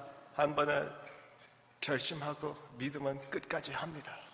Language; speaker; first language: Korean; early bilingual, heritage; English